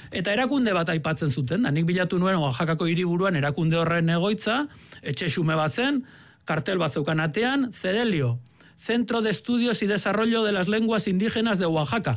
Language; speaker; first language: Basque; native; Basque